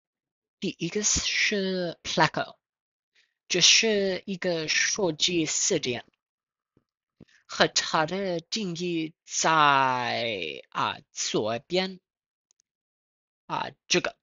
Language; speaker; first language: Chinese; non-native, learner; English